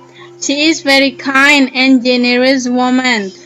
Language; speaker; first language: English; non-native, learner; Indonesian